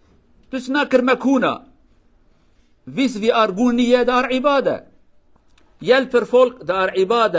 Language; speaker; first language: Swedish; non-native, learner; Kurdish